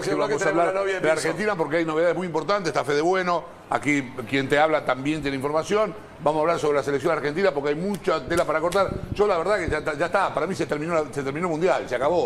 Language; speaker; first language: Spanish; native; Spanish